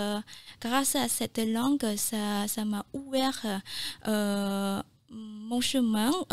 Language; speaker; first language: French; non-native, fluent; Khmer